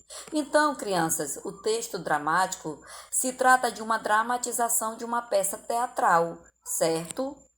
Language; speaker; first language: Portuguese; native; Portuguese